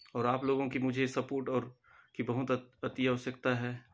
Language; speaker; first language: Hindi; native; Hindi